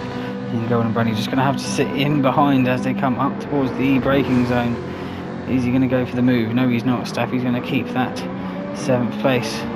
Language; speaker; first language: English; native; English